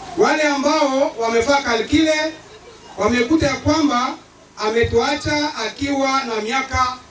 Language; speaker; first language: Swahili; non-native, local second language; Nande